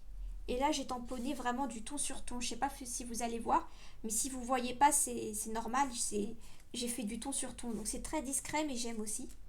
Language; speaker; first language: French; native; French